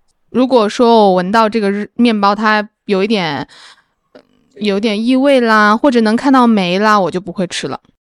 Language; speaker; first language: Chinese; native; Chinese